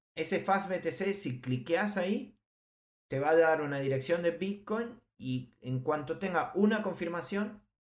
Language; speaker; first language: Spanish; native; Spanish